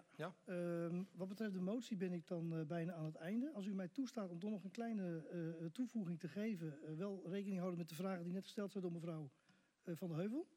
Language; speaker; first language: Dutch; native; Dutch